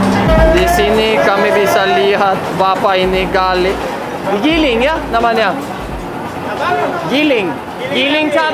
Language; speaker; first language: Indonesian; non-native, fluent; Norwegian